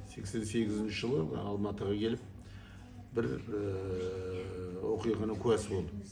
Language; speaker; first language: Kazakh; native; Kazakh